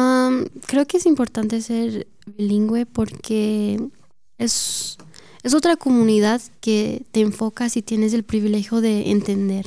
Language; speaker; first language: Spanish; early bilingual, heritage; Spanish